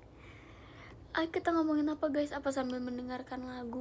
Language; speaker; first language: Indonesian; native; Indonesian